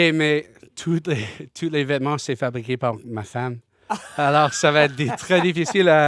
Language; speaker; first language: French; non-native, learner; English